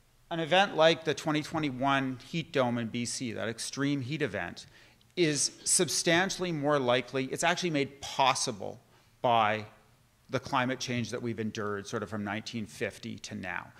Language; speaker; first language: English; native; English